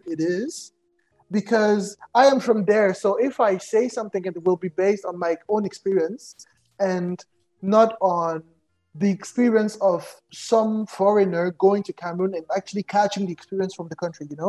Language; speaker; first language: English; non-native, local second language; French